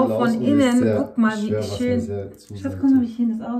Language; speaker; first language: German; early bilingual, other home language; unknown